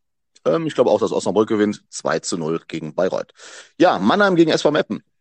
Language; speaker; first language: German; native; German